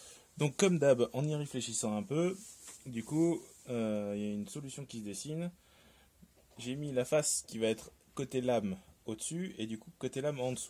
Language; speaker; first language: French; native; French